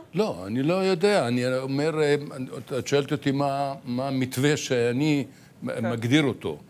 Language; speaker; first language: Hebrew; early bilingual, other home language; Arabic